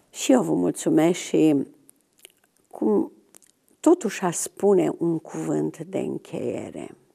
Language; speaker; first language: Romanian; native; Romanian